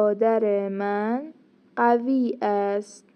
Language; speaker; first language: Persian; non-native, fluent; Turkish